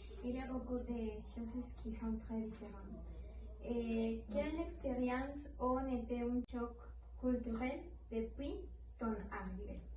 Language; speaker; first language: French; non-native, learner; Spanish